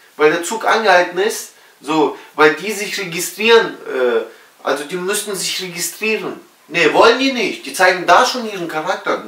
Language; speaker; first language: German; early bilingual, other home language; Russian